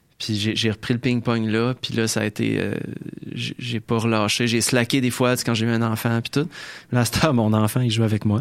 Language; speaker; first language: French; native; French